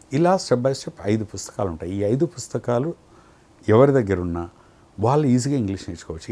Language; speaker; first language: Telugu; native; Telugu